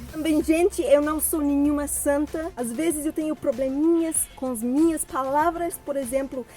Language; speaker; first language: Portuguese; non-native, fluent; English